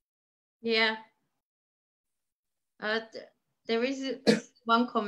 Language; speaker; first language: English; native; English